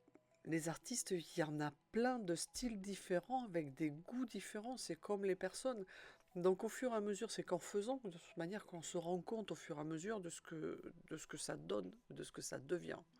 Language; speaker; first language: French; native; French